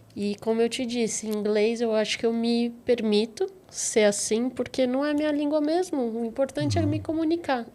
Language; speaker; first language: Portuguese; native; Portuguese